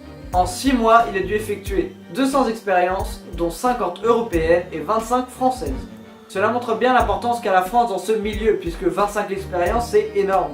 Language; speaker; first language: French; native; French